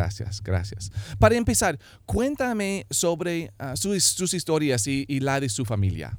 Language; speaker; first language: Spanish; non-native, fluent; English